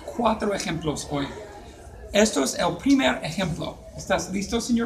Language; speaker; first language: Spanish; non-native, fluent; English